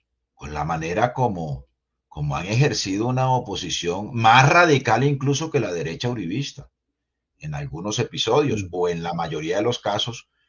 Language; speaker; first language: Spanish; native; Spanish